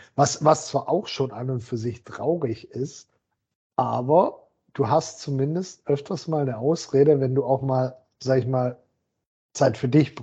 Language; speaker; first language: German; native; German